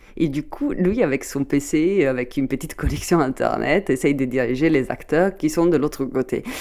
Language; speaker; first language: French; non-native, fluent; Italian